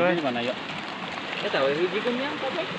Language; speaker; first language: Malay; non-native, local second language; Sundanese